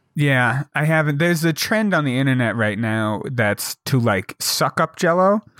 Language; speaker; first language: English; native; English